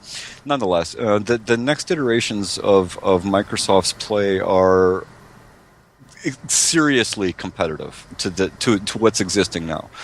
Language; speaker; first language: English; native; English